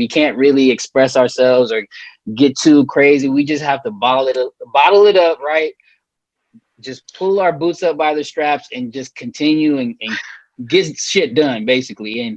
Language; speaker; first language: English; native; English